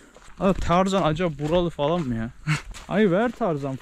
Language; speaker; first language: Turkish; native; Turkish